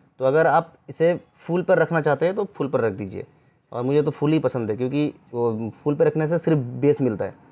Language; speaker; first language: Hindi; native; Hindi